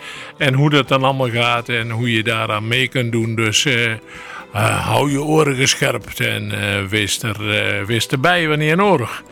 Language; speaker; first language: Dutch; native; Dutch